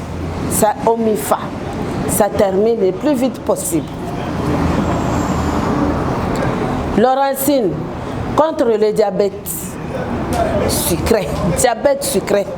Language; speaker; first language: French; non-native, local second language; Lingala